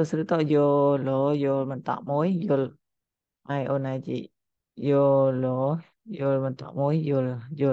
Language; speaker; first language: Japanese; non-native, fluent; Khmer